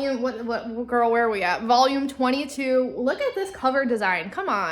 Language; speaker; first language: English; native; English